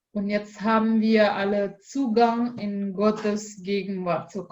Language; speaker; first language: German; non-native, learner; Indonesian